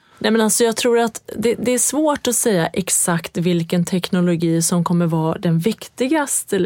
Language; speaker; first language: Swedish; early bilingual, other home language; Persian